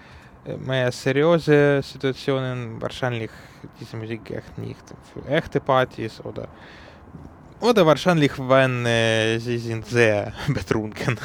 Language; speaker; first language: German; non-native, learner; Ukrainian